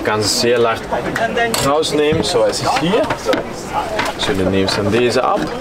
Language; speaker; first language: German; non-native, learner; Dutch